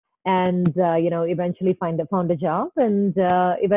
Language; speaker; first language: English; non-native, local second language; Malayalam